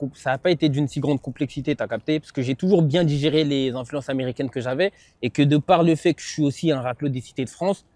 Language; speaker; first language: French; native; French